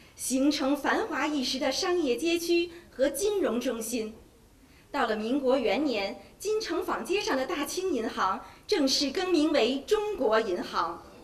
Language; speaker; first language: Chinese; native; Chinese